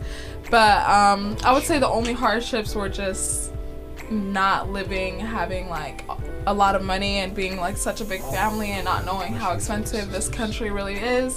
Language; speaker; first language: English; native; English